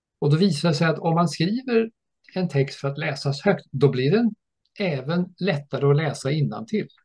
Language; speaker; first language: Swedish; early bilingual, other home language; English